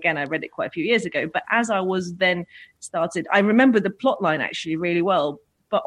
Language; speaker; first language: English; non-native, fluent; Russian